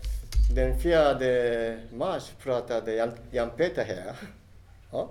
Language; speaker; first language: Swedish; non-native, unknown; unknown